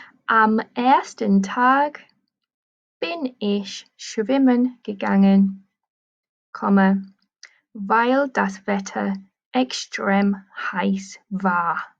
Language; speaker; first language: German; non-native, fluent; English